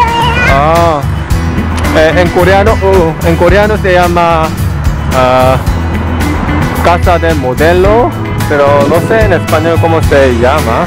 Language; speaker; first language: Spanish; non-native, fluent; Korean